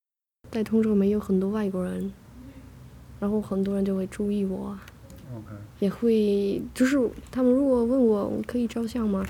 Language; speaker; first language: Chinese; non-native, fluent; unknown